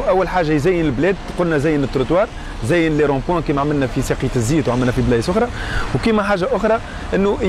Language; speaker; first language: Arabic; native; Arabic